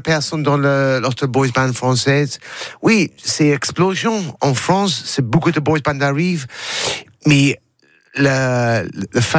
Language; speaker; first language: French; non-native, learner; English